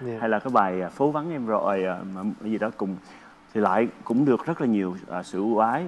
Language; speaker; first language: Vietnamese; early bilingual, heritage; Vietnamese